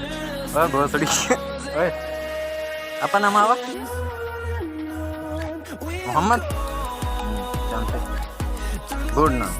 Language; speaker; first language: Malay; non-native, learner; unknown